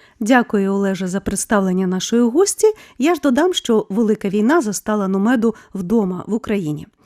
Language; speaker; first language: Ukrainian; native; Ukrainian